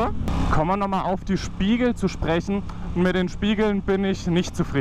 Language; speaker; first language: German; native; German